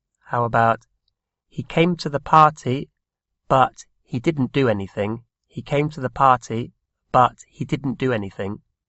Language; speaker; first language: English; native; English